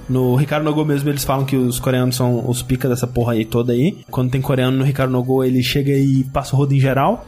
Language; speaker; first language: Portuguese; native; Portuguese